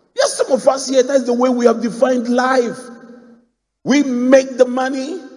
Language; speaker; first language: English; non-native, local second language; Akan